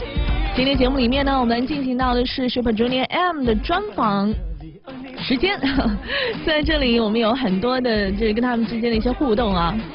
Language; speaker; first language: Chinese; native; Chinese